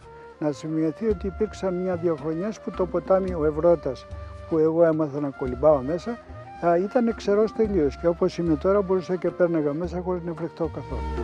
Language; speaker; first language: Greek; native; Greek